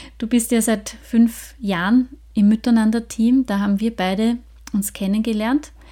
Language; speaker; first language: German; native; German